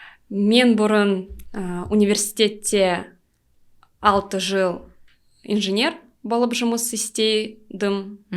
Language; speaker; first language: Kazakh; non-native, learner; Russian